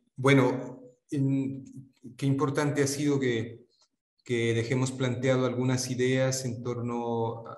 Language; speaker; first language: Spanish; non-native, local second language; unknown